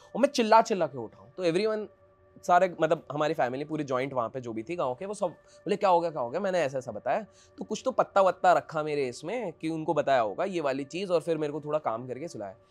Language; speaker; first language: Hindi; non-native, local second language; Odia